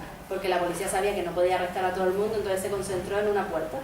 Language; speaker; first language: Spanish; native; Spanish